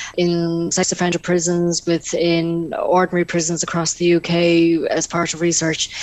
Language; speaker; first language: English; native; English